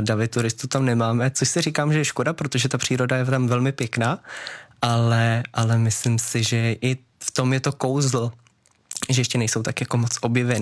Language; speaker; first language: Czech; native; Czech